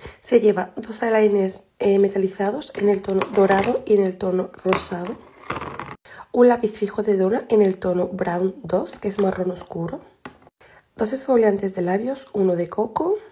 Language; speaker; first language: Spanish; native; Spanish